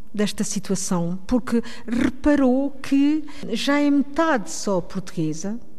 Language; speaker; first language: Portuguese; early bilingual, heritage; Portuguese